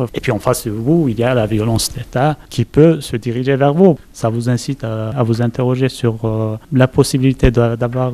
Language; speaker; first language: French; non-native, fluent; Turkish